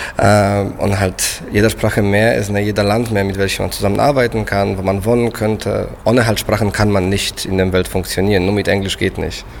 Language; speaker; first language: German; non-native, fluent; Polish